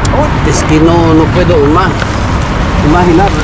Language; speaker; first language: Spanish; non-native, learner; Filipino